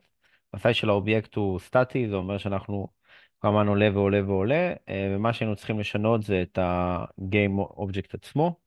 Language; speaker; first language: Hebrew; native; Hebrew